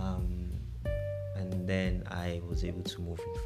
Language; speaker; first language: English; non-native, local second language; Yoruba